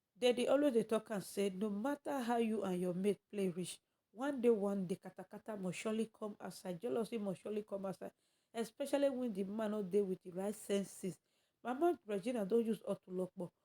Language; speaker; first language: Nigerian Pidgin; native; Nigerian Pidgin